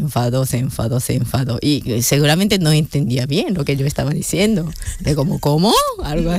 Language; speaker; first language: Spanish; non-native, fluent; Japanese